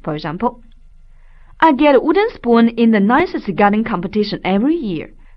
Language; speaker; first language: English; non-native, fluent; Chinese